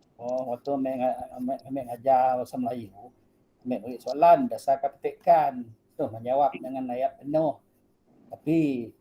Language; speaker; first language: Malay; non-native, local second language; Iban